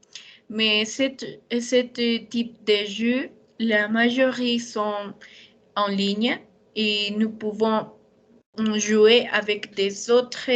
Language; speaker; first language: French; non-native, learner; Spanish